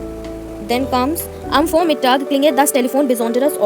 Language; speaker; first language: German; non-native, fluent; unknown